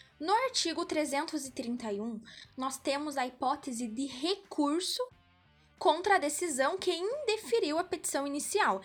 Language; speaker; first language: Portuguese; native; Portuguese